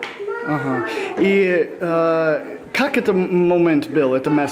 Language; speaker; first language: Russian; non-native, learner; English